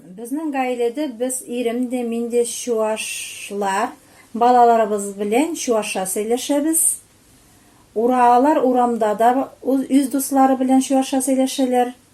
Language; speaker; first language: Tatar; non-native, local second language; Chuvash